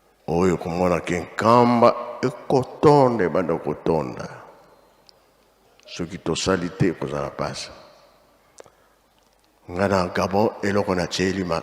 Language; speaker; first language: Lingala; non-native, local second language; Kongo